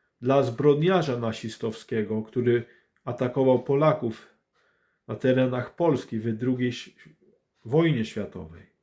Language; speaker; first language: Polish; early bilingual, heritage; English